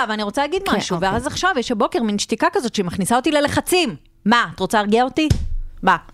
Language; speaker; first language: Hebrew; native; Hebrew